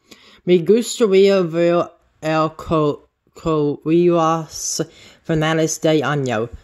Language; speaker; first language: Spanish; non-native, learner; English